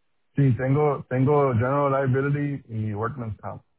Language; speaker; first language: Spanish; non-native, local second language; English